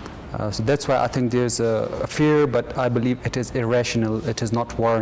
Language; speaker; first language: English; non-native, fluent; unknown